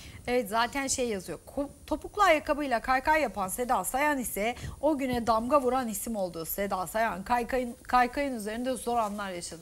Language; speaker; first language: Turkish; native; Turkish